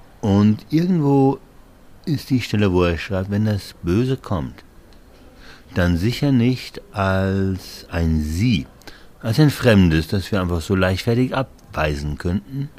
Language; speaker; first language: German; native; German